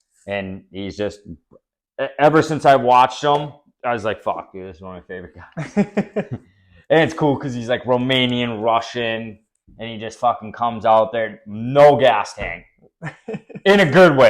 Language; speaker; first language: English; native; English